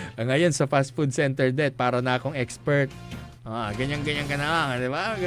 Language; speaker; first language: Filipino; non-native, local second language; Iloko